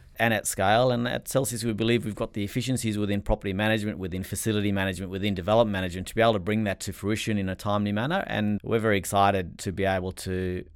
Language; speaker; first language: English; native; English